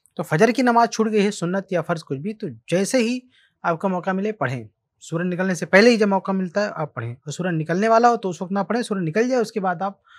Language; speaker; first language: Hindi; native; Hindi